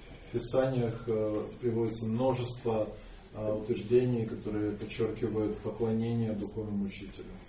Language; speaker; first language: Russian; native; Russian